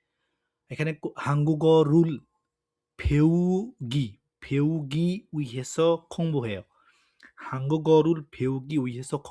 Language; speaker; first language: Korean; non-native, fluent; Bangla